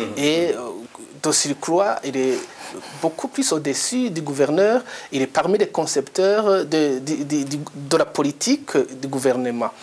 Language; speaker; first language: French; non-native, local second language; Rundi